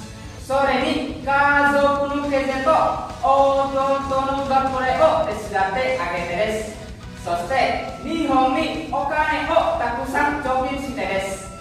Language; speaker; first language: Japanese; non-native, learner; Indonesian